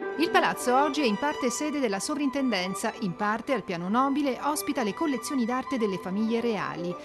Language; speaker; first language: Italian; native; Italian